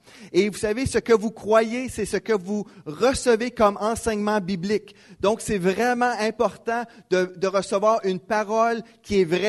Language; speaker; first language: French; native; French